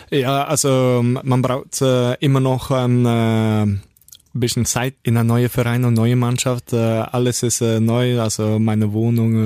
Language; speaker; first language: German; non-native, learner; Norwegian